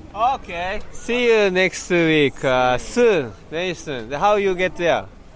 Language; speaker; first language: English; non-native, learner; Japanese